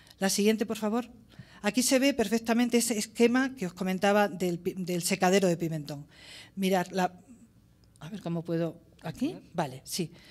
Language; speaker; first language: Spanish; native; Spanish